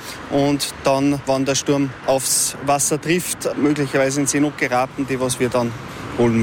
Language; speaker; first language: German; native; German